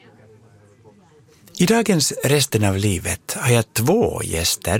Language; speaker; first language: Swedish; native; Swedish